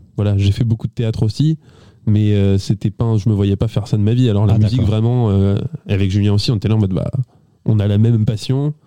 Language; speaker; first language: French; early bilingual, other home language; Italian